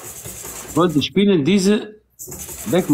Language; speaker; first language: German; non-native, local second language; Arabic